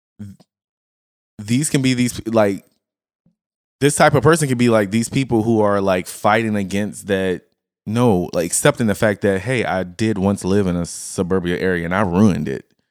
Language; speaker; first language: English; native; English